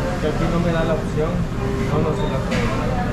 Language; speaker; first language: Spanish; native; Spanish